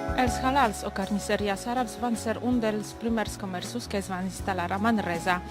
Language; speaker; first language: Catalan; non-native, fluent; Polish